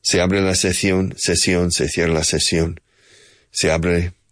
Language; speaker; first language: Spanish; non-native, fluent; English